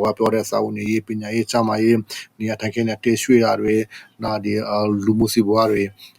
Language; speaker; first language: Burmese; non-native, local second language; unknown